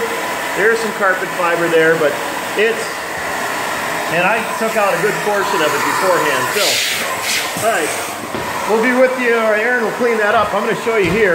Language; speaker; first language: English; native; English